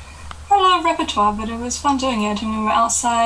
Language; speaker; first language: English; native; English